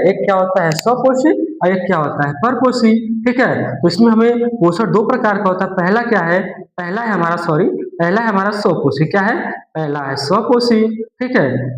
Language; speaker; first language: Hindi; native; Hindi